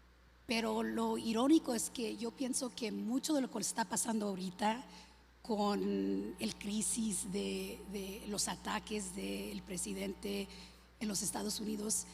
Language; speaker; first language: Spanish; early bilingual, other home language; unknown